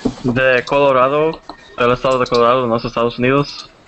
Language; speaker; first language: Spanish; non-native, learner; English